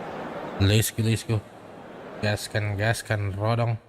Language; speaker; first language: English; non-native, learner; Indonesian